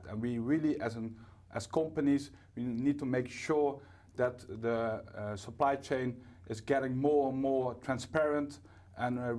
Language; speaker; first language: English; non-native, fluent; Dutch